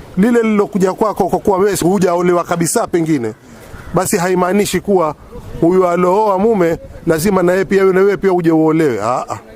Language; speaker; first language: Swahili; native; Swahili